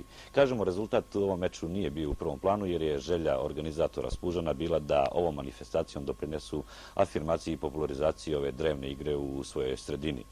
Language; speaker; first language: Bosnian; native; Bosnian